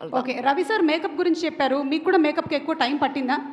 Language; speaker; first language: Telugu; native; Telugu